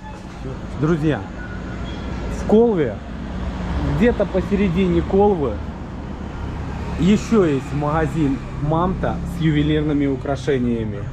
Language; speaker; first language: Russian; native; Russian